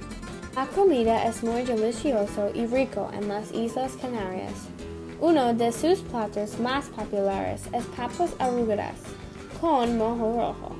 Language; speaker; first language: Spanish; non-native, learner; English